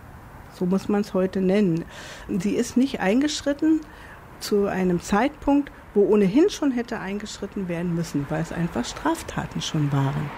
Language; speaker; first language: German; native; German